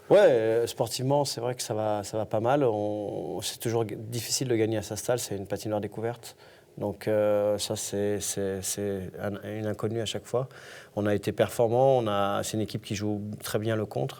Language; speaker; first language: French; native; French